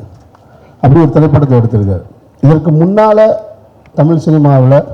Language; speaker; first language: Tamil; native; Tamil